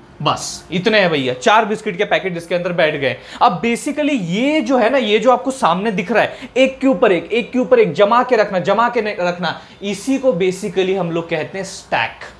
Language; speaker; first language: Hindi; non-native, local second language; Marathi